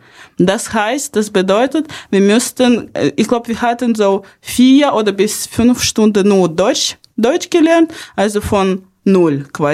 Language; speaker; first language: German; non-native, fluent; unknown